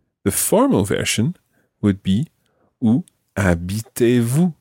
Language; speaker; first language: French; non-native, fluent; English